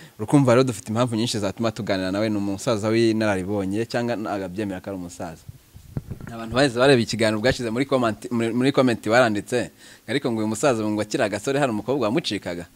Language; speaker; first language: Kinyarwanda; native; Kinyarwanda